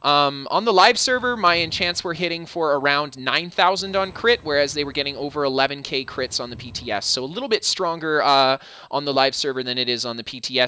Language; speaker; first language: English; native; English